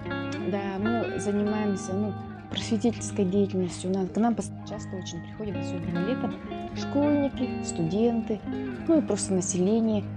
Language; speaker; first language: Russian; native; Russian